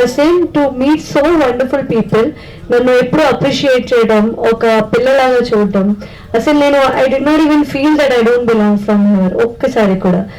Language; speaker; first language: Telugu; non-native, fluent; Hindi